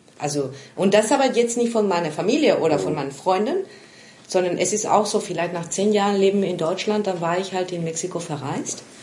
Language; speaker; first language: German; non-native, fluent; Spanish